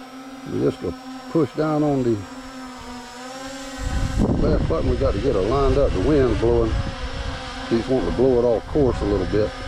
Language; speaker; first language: English; native; English